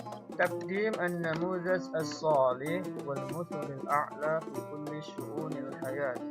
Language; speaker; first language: Arabic; non-native, fluent; Indonesian